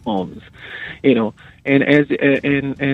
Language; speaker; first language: English; non-native, local second language; Yoruba